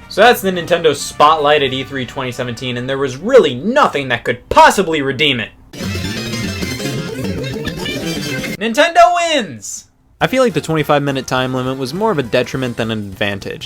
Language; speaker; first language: English; native; English